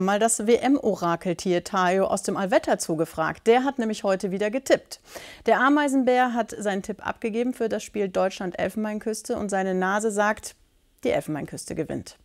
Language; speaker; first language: German; native; German